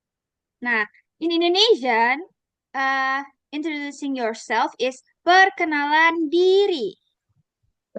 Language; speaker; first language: English; non-native, learner; Indonesian